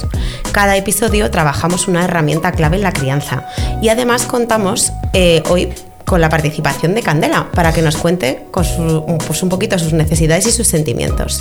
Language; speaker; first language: Spanish; native; Spanish